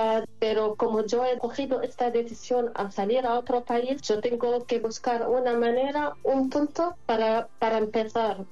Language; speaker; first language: Spanish; non-native, fluent; Arabic